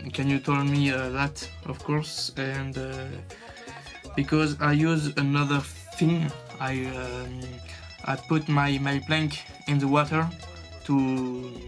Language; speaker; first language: English; non-native, learner; French